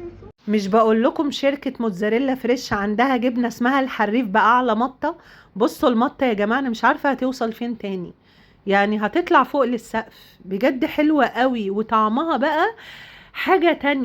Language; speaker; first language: Arabic; native; Arabic